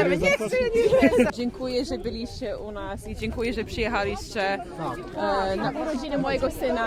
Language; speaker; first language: Polish; non-native, learner; English